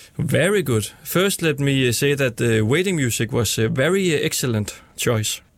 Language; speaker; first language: English; non-native, learner; Danish